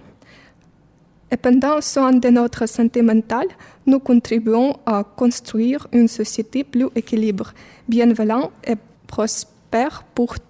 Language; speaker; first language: French; non-native, fluent; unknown